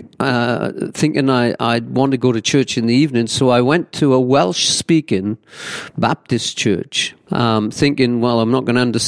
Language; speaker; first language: English; native; English